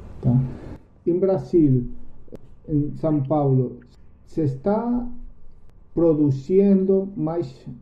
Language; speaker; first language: Portuguese; non-native, learner; Spanish